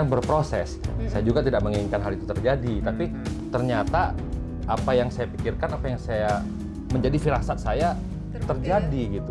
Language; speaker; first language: Indonesian; native; Indonesian